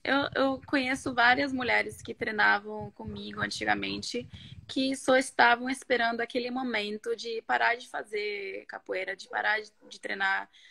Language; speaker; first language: Portuguese; non-native, fluent; Norwegian